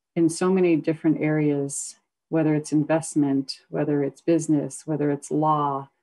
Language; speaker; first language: English; native; English